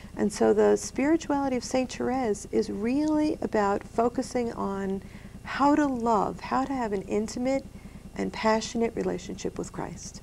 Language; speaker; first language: English; native; English